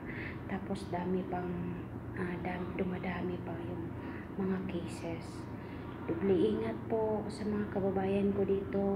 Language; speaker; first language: Filipino; non-native, local second language; Cebuano